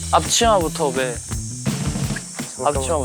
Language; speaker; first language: Korean; native; Korean